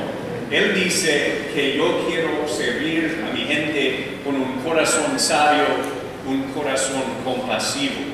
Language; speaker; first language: Spanish; non-native, fluent; English